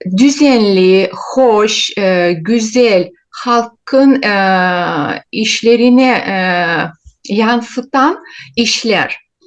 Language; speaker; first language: Turkish; non-native, fluent; Chuvash